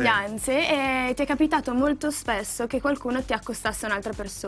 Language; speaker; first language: Italian; native; Italian